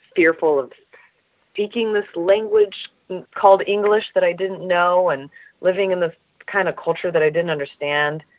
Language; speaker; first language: English; early bilingual, other home language; Polish